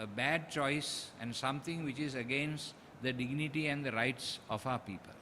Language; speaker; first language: English; non-native, local second language; Sinhala